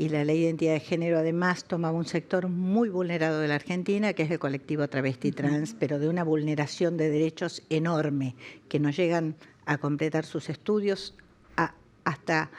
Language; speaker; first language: Spanish; native; Spanish